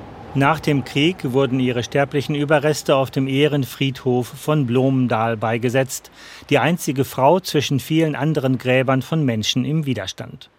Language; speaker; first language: German; native; German